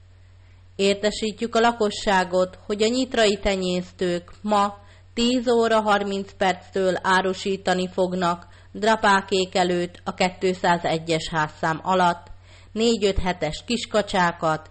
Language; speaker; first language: Hungarian; native; Hungarian